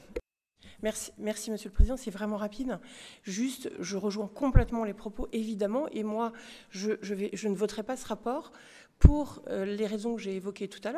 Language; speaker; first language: French; native; French